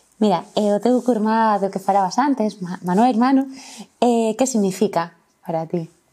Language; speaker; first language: Galician; non-native, local second language; Spanish